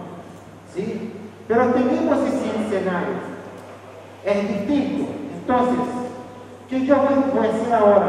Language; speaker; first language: Spanish; non-native, fluent; Portuguese